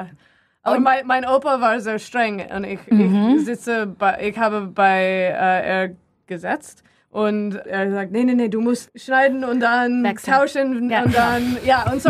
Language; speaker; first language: German; non-native, learner; English